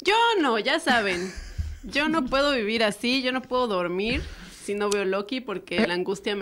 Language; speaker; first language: Spanish; native; Spanish